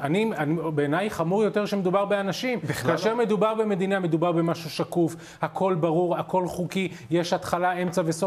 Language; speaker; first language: Hebrew; native; Hebrew